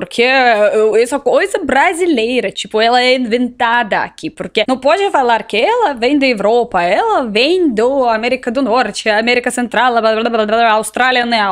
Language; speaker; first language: Portuguese; non-native, learner; Russian